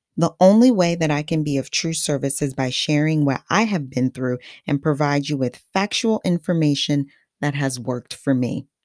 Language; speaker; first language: English; non-native, fluent; Haitian Creole